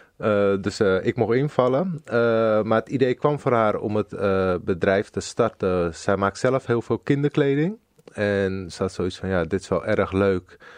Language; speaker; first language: Dutch; native; Dutch